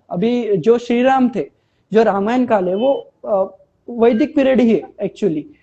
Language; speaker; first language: Hindi; non-native, local second language; Marathi